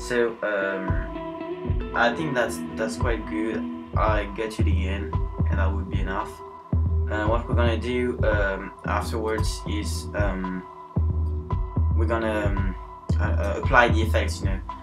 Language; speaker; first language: English; non-native, fluent; French